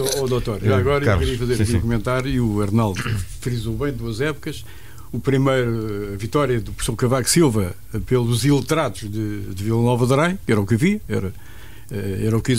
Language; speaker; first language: Portuguese; native; Portuguese